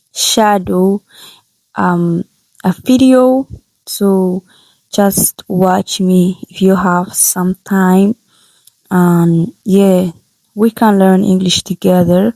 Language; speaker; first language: English; non-native, learner; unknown